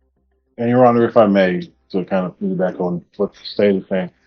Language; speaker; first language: English; native; English